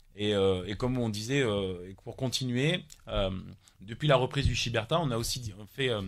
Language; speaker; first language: French; native; French